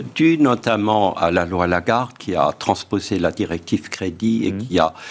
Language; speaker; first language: French; native; French